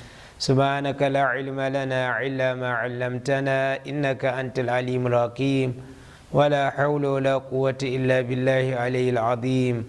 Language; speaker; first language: Arabic; non-native, fluent; Hausa